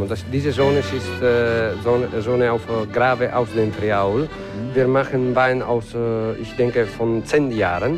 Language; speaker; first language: German; non-native, learner; Italian